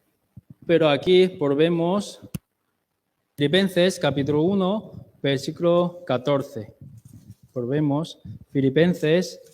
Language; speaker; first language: Spanish; non-native, learner; Chinese